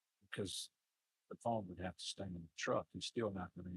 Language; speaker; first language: English; native; English